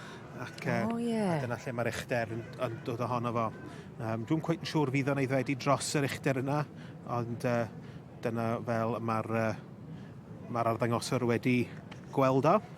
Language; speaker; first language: Welsh; native; Welsh